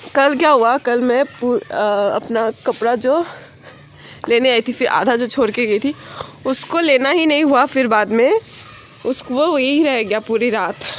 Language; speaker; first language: Hindi; non-native, local second language; Bangla